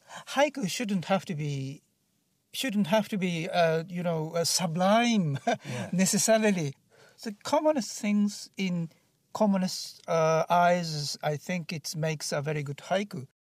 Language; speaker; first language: English; non-native, fluent; Japanese